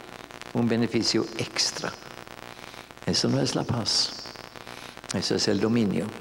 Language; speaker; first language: Spanish; non-native, fluent; Norwegian